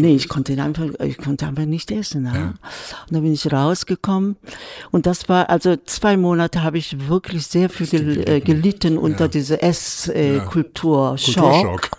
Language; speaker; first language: German; non-native, fluent; Korean